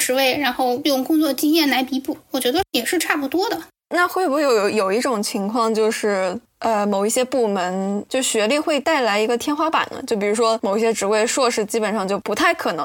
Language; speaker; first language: Chinese; native; Chinese